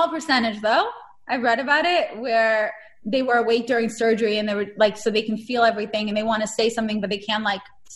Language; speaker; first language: English; non-native, fluent; Hebrew